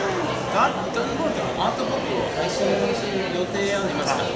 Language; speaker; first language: Japanese; non-native, fluent; English